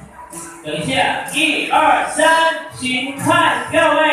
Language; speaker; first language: Chinese; non-native, learner; Thai